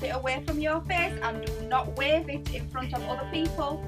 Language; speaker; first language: English; native; English